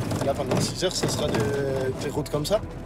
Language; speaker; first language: French; native; French